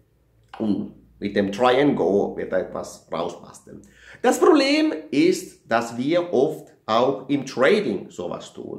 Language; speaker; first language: German; non-native, fluent; Italian